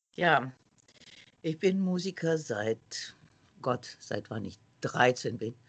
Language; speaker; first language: German; non-native, fluent; Romanian